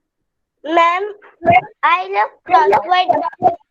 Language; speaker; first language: English; non-native, learner; Hindi